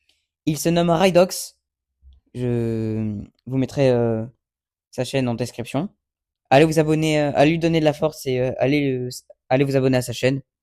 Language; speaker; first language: French; native; French